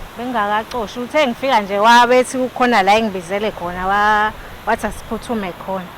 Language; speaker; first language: Zulu; native; Zulu